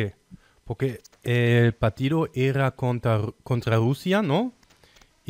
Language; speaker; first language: Spanish; non-native, fluent; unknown